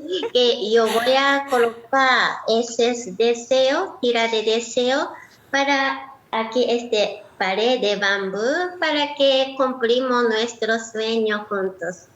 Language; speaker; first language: Spanish; non-native, learner; Japanese